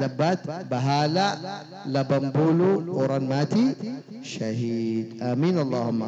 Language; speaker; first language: Indonesian; non-native, fluent; Arabic